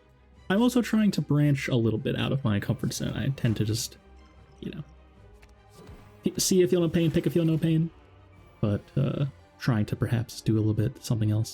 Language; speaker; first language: English; native; English